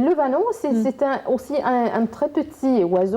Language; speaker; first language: French; non-native, learner; Arabic